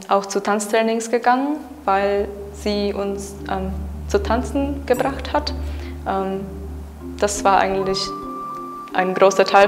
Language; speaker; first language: German; non-native, fluent; Czech